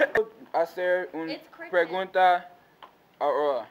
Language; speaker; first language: Spanish; non-native, learner; English